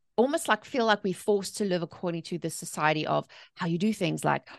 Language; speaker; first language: English; native; English